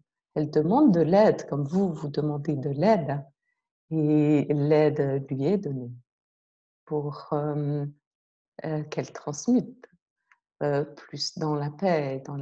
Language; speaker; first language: French; native; French